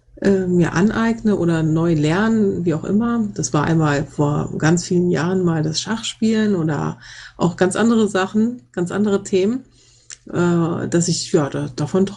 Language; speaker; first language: German; native; German